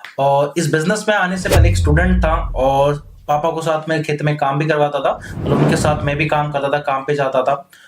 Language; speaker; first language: Hindi; non-native, local second language; Marathi